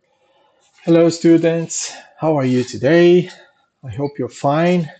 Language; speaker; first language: English; non-native, fluent; Portuguese